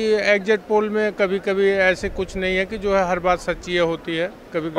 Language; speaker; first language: Hindi; native; Hindi